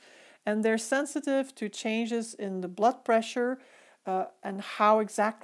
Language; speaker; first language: English; native; English